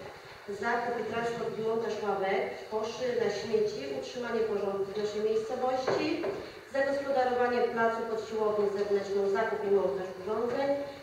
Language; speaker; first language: Polish; native; Polish